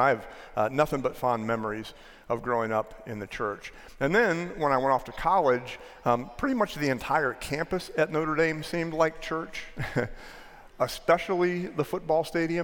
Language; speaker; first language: English; native; English